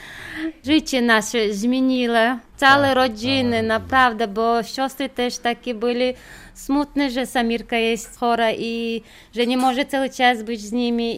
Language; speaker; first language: Polish; non-native, learner; Chechen